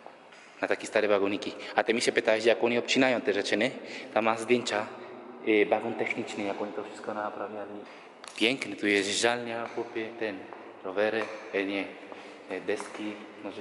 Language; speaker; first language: Polish; non-native, learner; Spanish